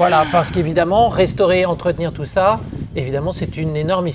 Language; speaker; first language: French; native; French